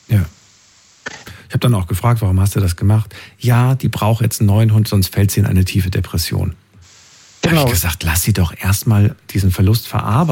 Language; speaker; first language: German; native; German